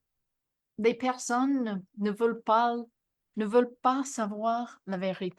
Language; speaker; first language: French; non-native, fluent; English